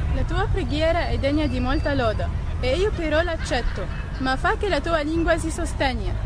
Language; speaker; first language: Italian; non-native, learner; Arabic